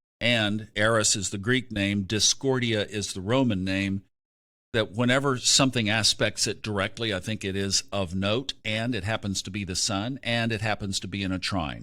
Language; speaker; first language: English; native; English